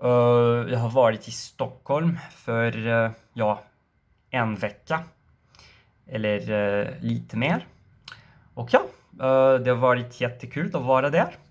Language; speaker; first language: Swedish; non-native, learner; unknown